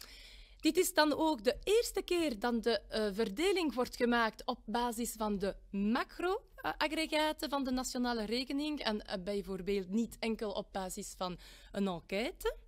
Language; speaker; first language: Dutch; non-native, local second language; French